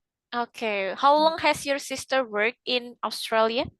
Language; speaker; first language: English; non-native, fluent; Indonesian